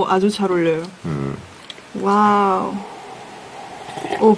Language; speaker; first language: Korean; non-native, fluent; Russian